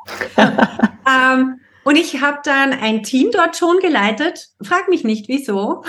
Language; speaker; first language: German; native; German